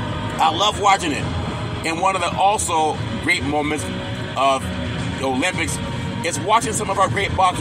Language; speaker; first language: English; native; English